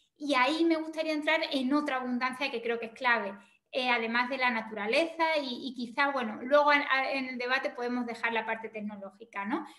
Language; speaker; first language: Spanish; native; Spanish